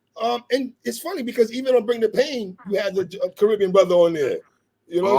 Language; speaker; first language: English; native; English